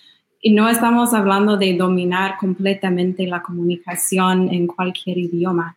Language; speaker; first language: Spanish; non-native, fluent; English